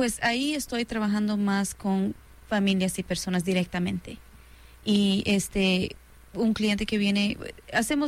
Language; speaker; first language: Spanish; early bilingual, heritage; Spanish